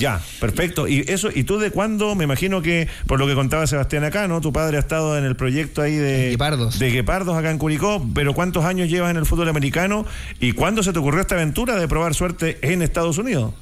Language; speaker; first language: Spanish; native; Spanish